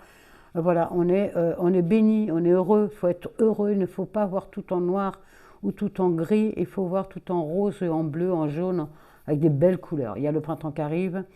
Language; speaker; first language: French; native; French